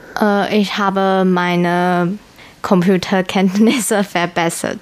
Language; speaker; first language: German; non-native, learner; Chinese